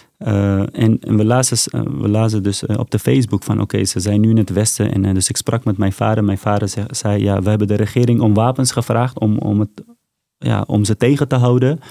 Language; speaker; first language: Dutch; early bilingual, other home language; Persian